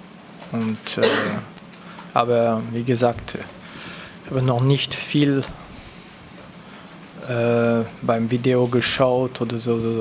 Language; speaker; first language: German; non-native, local second language; French